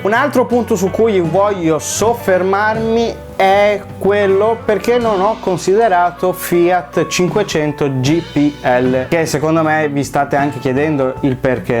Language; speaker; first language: Italian; native; Italian